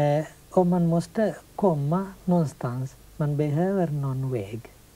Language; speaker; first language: Swedish; non-native, fluent; Sinhala